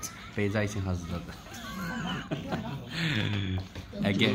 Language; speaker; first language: Turkish; non-native, learner; Chinese